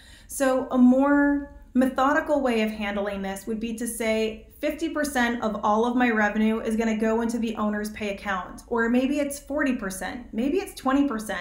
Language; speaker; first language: English; native; English